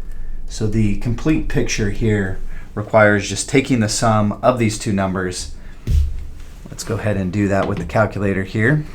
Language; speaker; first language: English; native; English